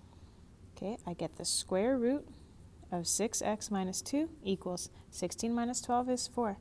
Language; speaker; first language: English; native; English